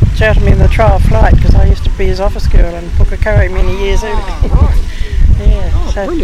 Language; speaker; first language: English; native; English